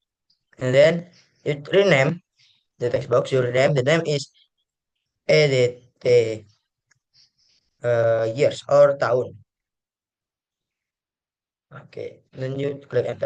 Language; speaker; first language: English; non-native, learner; Indonesian